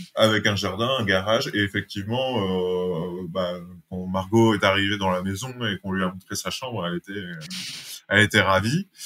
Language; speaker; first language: French; native; French